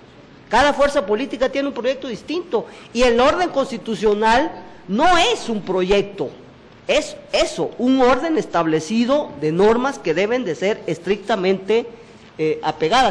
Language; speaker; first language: Spanish; native; Spanish